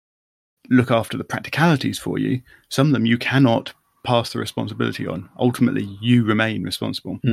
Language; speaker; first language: English; native; English